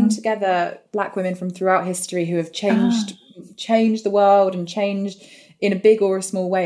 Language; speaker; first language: English; native; English